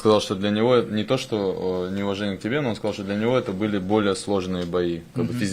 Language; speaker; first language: Russian; native; Russian